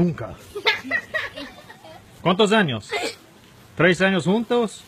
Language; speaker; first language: Spanish; non-native, learner; English